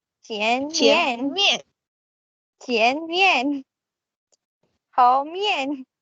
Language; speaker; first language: Chinese; non-native, learner; Malay